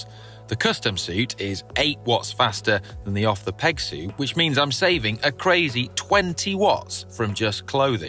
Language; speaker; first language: English; native; English